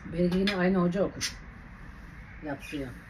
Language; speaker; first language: Turkish; native; Turkish